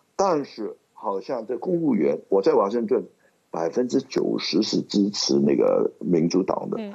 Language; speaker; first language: Chinese; non-native, local second language; Cantonese